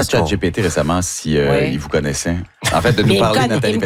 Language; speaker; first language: French; native; French